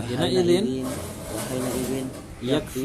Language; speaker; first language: Arabic; non-native, fluent; Indonesian